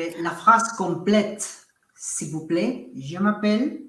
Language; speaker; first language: French; non-native, fluent; Spanish